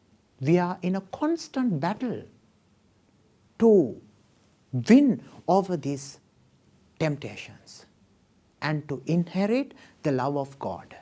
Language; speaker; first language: English; non-native, local second language; Sinhala